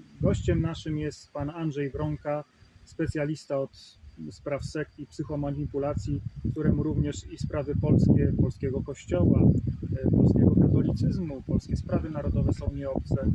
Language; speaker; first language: Polish; native; Polish